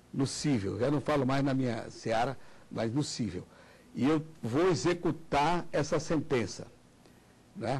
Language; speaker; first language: Portuguese; native; Portuguese